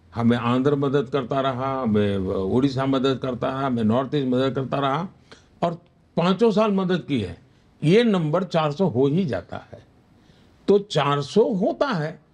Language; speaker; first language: Hindi; non-native, local second language; Gujarati